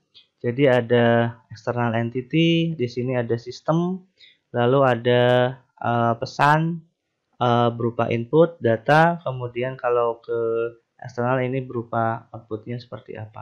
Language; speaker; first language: Indonesian; native; Indonesian